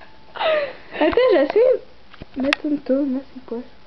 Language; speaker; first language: French; native; French